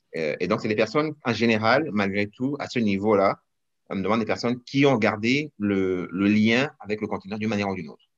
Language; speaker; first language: French; non-native, local second language; Rundi